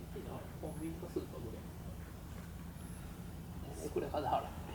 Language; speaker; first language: Japanese; native; Japanese